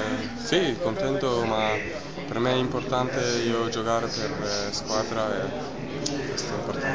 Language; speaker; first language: Italian; non-native, learner; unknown